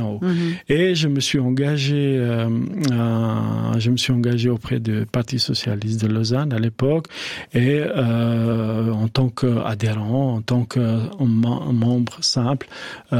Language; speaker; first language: French; non-native, fluent; Albanian